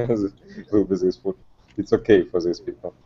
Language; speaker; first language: English; non-native, learner; Russian